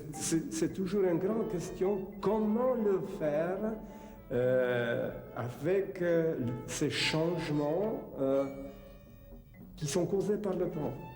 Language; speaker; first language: French; non-native, fluent; Czech